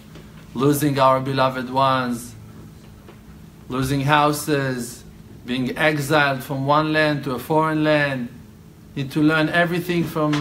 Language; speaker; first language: English; non-native, fluent; Hebrew